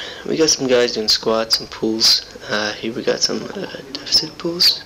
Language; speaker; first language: English; native; English